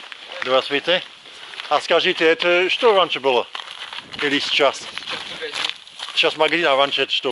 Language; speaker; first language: Russian; non-native, fluent; English